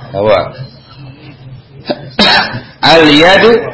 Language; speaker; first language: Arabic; non-native, fluent; Indonesian